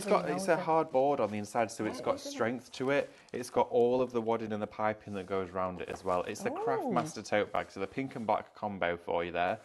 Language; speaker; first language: English; native; English